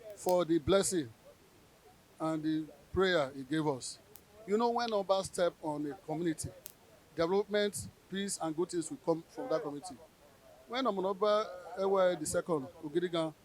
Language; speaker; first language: Nigerian Pidgin; non-native, local second language; Bini